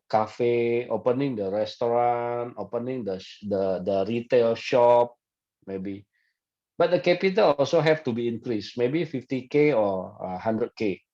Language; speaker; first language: English; non-native, fluent; Indonesian